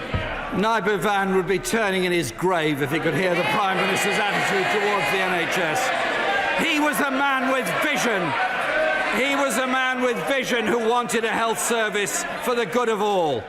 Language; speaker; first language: English; native; English